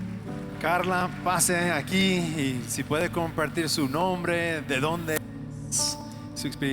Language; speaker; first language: Spanish; non-native, fluent; English